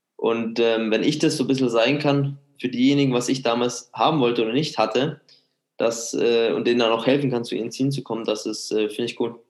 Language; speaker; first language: German; native; German